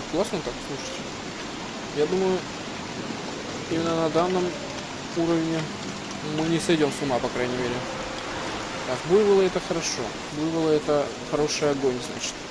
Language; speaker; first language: Russian; native; Russian